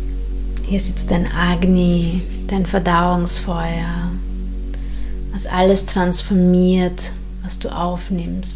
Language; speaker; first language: German; native; German